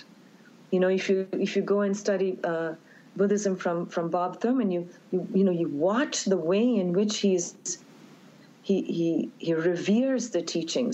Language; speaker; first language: English; native; English